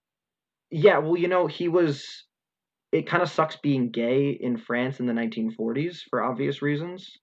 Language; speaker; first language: English; native; English